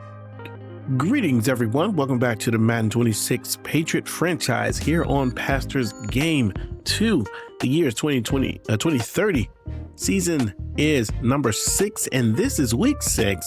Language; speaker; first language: English; native; English